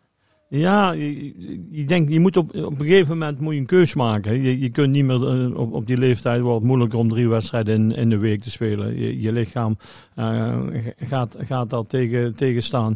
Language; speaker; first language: Dutch; native; Dutch